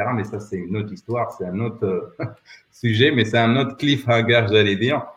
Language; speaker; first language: French; non-native, local second language; Arabic